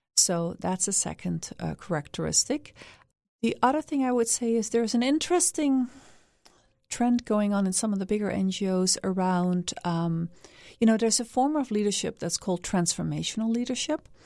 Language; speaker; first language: English; non-native, fluent; Dutch